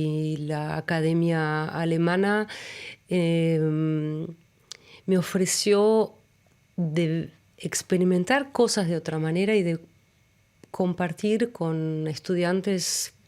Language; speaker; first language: Spanish; early bilingual, other home language; German